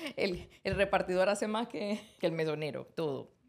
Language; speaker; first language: Spanish; native; Spanish